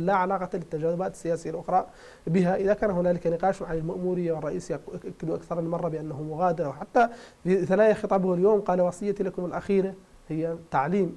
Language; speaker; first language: Arabic; native; Arabic